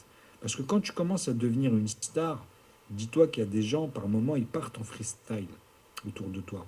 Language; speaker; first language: French; native; French